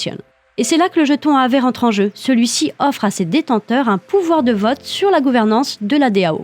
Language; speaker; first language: French; native; French